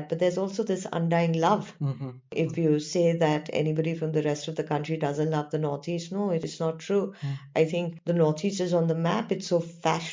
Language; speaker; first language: English; non-native, local second language; Gujarati